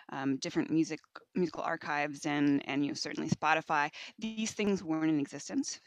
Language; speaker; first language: English; native; English